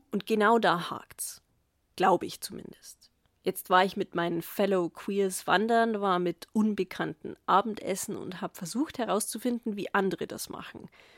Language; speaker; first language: German; native; German